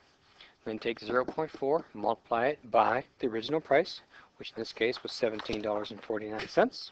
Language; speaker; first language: English; native; English